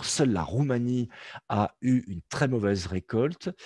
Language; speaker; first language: French; native; French